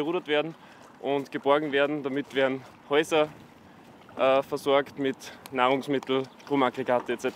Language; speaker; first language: German; native; German